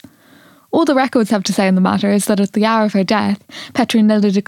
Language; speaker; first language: English; native; English